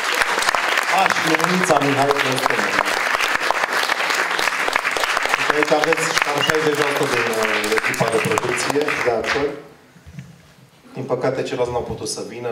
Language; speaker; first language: Romanian; native; Romanian